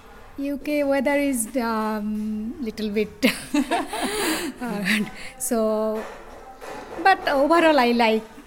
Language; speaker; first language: English; non-native, learner; Bangla